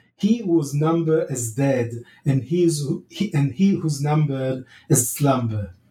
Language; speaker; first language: English; non-native, fluent; Hebrew